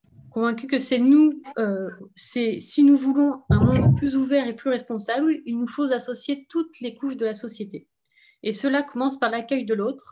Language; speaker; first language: French; native; French